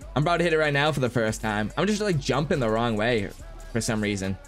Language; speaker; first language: English; native; English